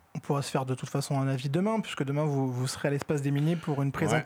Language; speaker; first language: French; native; French